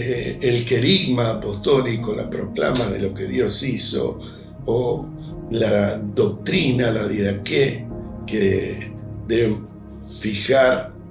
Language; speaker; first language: Spanish; native; Spanish